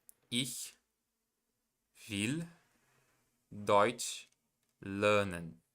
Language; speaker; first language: German; non-native, learner; Portuguese